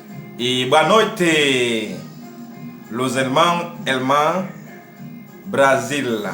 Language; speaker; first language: Portuguese; non-native, learner; Haitian Creole